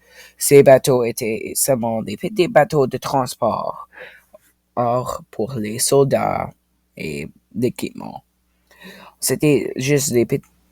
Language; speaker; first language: French; non-native, local second language; English